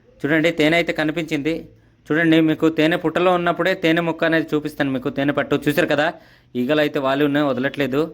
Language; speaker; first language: Telugu; native; Telugu